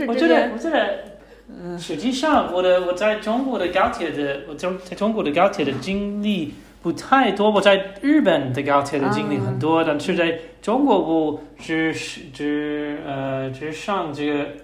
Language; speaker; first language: Chinese; non-native, learner; English